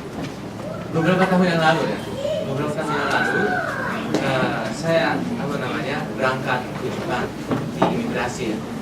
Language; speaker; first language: Indonesian; non-native, fluent; Japanese